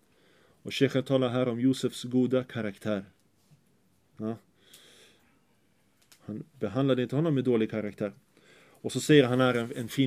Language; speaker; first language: Swedish; early bilingual, other home language; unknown